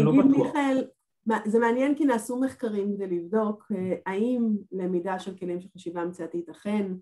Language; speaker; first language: Hebrew; native; Hebrew